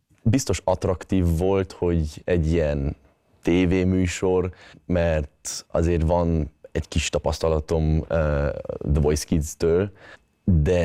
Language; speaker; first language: Hungarian; early bilingual, other home language; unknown